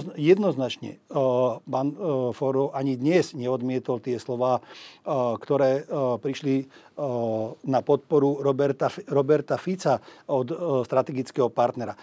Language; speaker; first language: Slovak; non-native, local second language; Hungarian